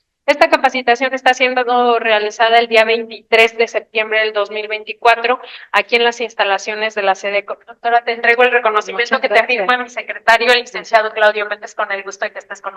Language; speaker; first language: Spanish; native; Spanish